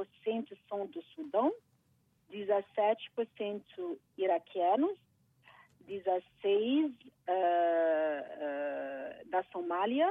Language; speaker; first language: Portuguese; non-native, fluent; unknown